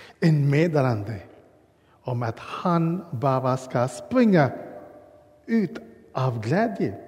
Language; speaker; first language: Swedish; non-native, learner; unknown